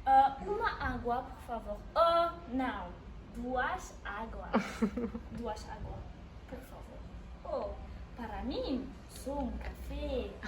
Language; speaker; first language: Portuguese; non-native, learner; French